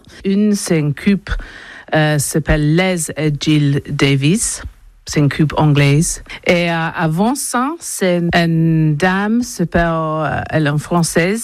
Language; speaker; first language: French; non-native, learner; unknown